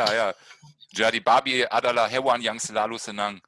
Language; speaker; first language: Indonesian; non-native, fluent; German